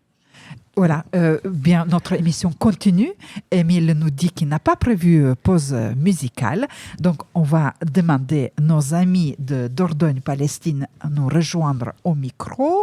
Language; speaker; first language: French; native; French